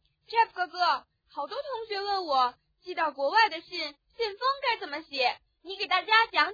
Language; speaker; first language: Chinese; native; Chinese